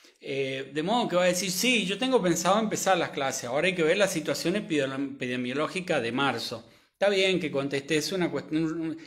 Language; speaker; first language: Spanish; native; Spanish